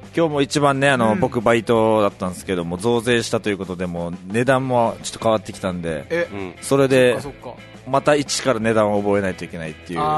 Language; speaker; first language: Japanese; native; Japanese